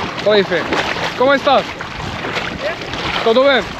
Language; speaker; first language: Portuguese; non-native, learner; Arabic